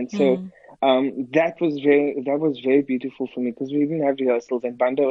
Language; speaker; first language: English; native; English